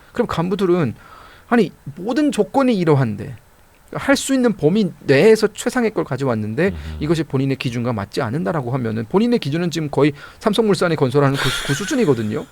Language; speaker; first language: Korean; native; Korean